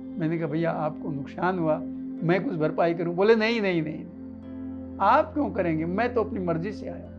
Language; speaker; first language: Hindi; native; Hindi